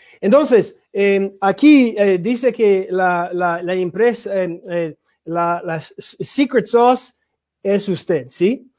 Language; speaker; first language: Spanish; non-native, learner; English